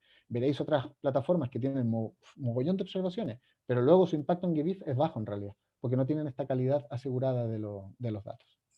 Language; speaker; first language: Spanish; native; Spanish